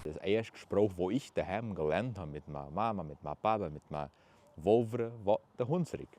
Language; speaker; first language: German; early bilingual, heritage; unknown